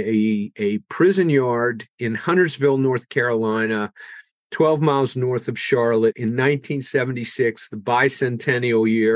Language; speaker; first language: English; native; English